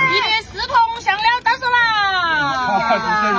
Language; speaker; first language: Chinese; native; Chinese